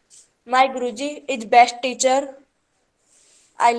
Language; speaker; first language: English; non-native, learner; Hindi